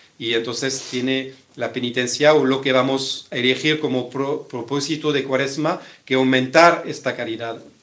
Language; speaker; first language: Spanish; non-native, fluent; French